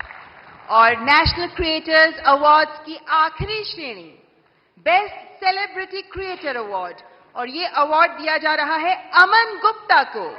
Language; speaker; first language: Hindi; native; Hindi